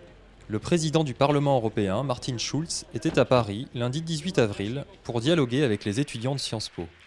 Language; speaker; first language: French; native; French